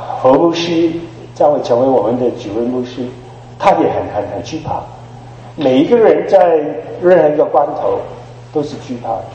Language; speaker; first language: Chinese; non-native, fluent; Cantonese